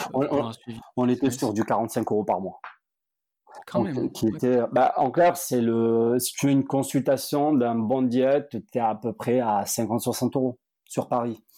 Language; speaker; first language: French; native; French